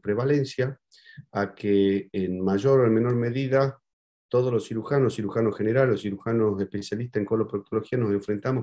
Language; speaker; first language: Spanish; native; Spanish